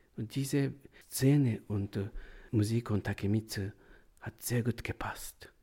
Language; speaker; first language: German; non-native, learner; Japanese